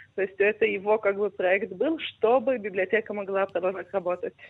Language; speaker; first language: Russian; non-native, fluent; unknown